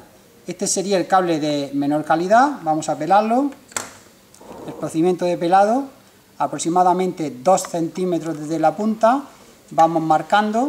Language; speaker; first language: Spanish; native; Spanish